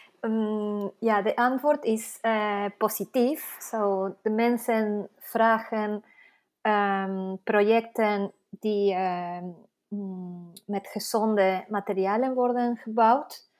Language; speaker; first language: Dutch; non-native, fluent; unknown